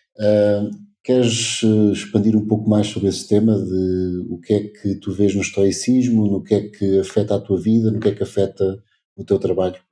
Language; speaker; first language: Portuguese; native; Portuguese